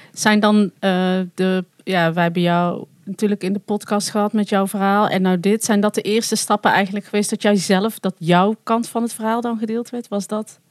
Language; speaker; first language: Dutch; native; Dutch